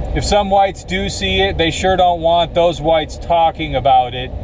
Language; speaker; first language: English; native; English